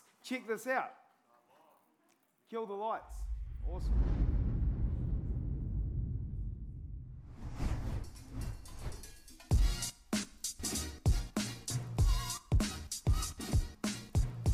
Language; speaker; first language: English; native; English